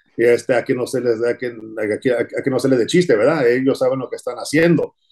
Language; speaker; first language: Spanish; early bilingual, heritage; Spanish